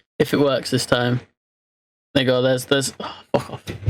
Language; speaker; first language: English; native; English